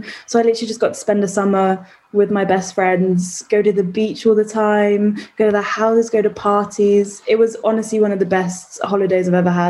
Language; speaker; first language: English; native; English